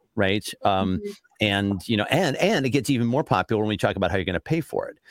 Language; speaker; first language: English; native; English